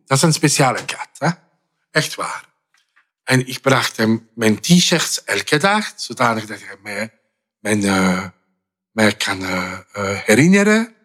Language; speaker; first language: Dutch; non-native, fluent; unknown